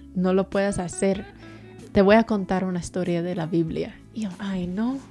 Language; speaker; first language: Spanish; non-native, fluent; English